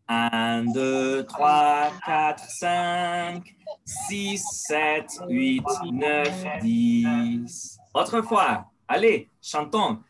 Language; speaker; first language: French; non-native, fluent; Spanish